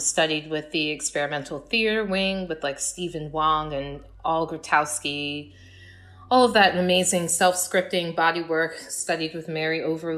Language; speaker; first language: English; native; English